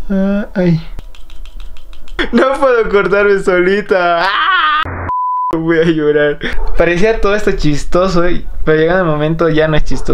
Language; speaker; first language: Spanish; native; Spanish